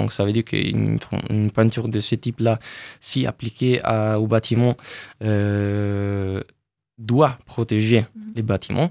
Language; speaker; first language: French; non-native, fluent; Italian